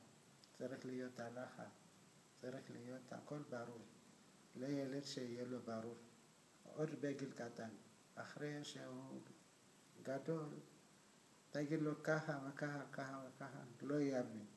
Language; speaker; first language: Hebrew; non-native, fluent; Amharic